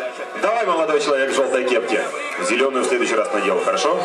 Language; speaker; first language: Russian; native; Russian